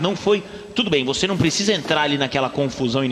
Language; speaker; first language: Portuguese; native; Portuguese